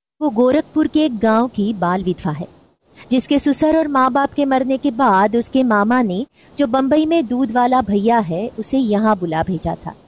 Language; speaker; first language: Urdu; non-native, local second language; Marathi